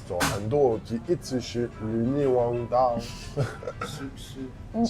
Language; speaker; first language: Chinese; non-native, learner; French